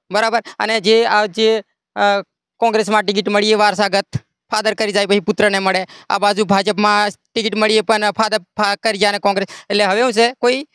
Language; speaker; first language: Gujarati; non-native, local second language; Rathawi